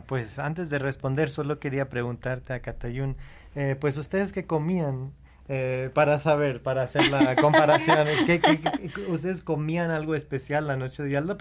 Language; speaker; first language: Spanish; non-native, fluent; English